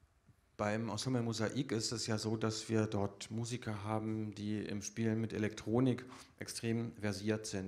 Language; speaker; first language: German; native; German